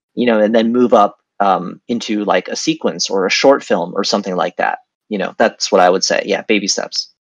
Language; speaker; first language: English; native; English